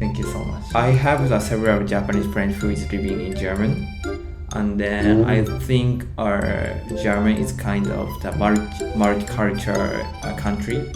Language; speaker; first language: English; non-native, learner; Japanese